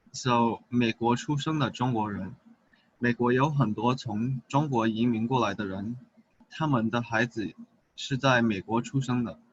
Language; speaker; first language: Chinese; early bilingual, heritage; English